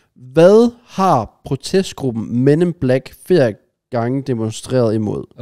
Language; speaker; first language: Danish; early bilingual, other home language; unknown